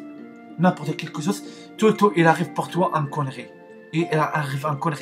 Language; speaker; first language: French; non-native, learner; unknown